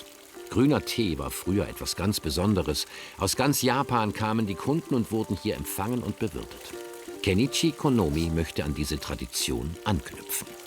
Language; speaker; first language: German; native; German